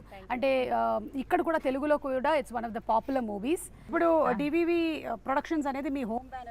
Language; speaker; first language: Telugu; native; Telugu